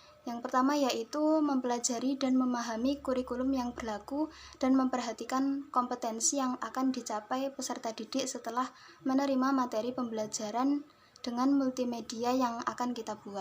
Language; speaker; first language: Indonesian; native; Indonesian